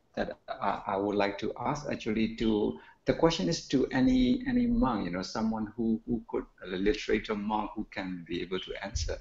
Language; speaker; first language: English; non-native, learner; Burmese